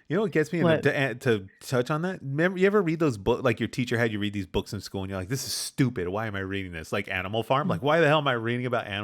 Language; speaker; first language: English; native; English